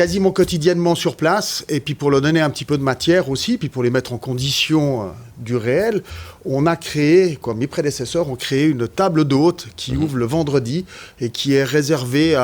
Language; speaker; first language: French; native; French